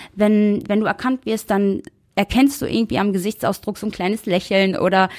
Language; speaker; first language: German; native; German